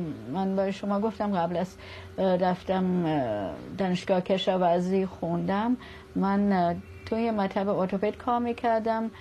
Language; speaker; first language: Persian; non-native, fluent; German